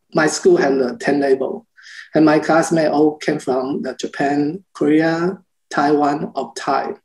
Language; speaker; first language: English; non-native, learner; Chinese